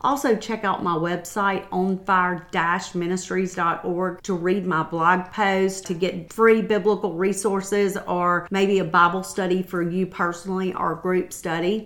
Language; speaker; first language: English; native; English